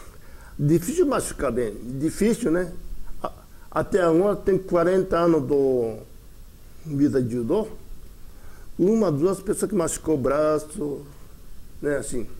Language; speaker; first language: Portuguese; early bilingual, other home language; Japanese